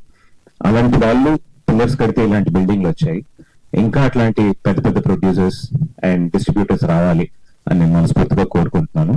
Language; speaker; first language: Telugu; native; Telugu